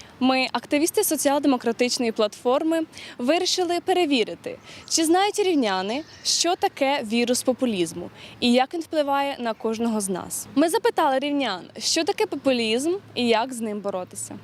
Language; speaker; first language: Ukrainian; native; Ukrainian